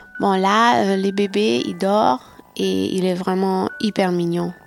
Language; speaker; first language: French; non-native, fluent; German